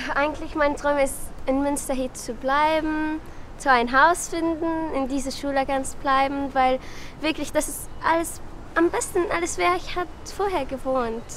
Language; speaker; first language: German; non-native, learner; Arabic